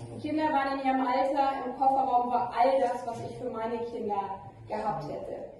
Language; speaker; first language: German; native; German